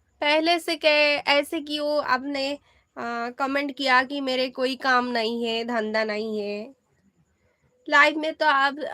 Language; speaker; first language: Hindi; non-native, learner; Bangla